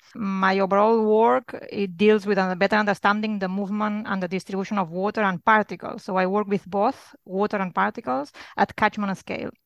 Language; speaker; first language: English; non-native, fluent; Catalan